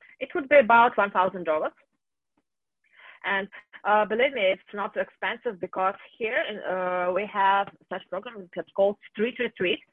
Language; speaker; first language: English; non-native, fluent; Russian